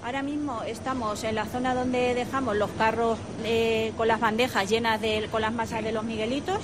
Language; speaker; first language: Spanish; native; Spanish